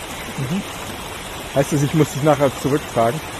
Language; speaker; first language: German; native; German